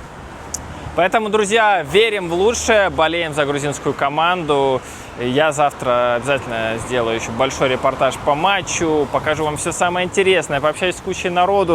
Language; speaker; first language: Russian; native; Russian